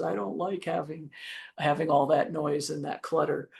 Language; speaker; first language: English; native; English